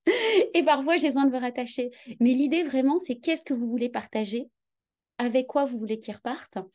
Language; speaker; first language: French; native; French